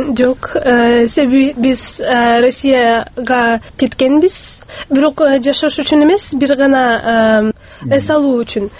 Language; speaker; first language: Kyrgyz; non-native, local second language; Russian